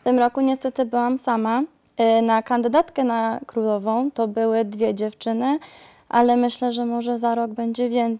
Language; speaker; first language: Polish; early bilingual, heritage; Polish